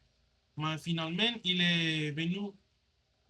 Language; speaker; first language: French; non-native, learner; Spanish